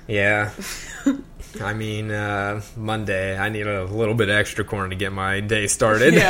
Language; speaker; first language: English; native; English